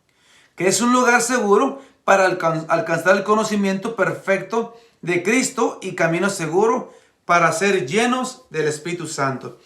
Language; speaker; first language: Spanish; native; Spanish